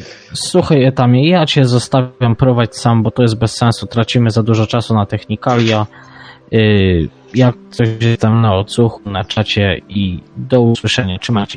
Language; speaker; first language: Polish; native; Polish